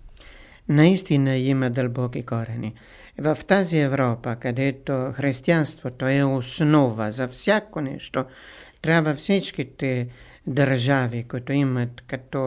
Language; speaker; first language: Bulgarian; non-native, fluent; Italian